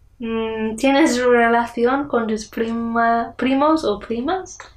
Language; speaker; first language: Spanish; non-native, learner; English